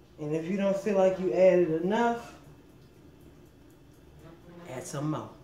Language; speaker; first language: English; native; English